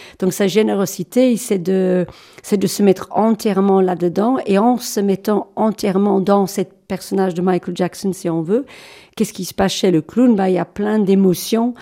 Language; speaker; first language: French; non-native, fluent; English